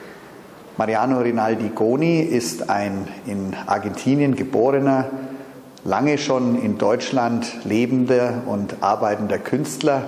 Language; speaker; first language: German; native; German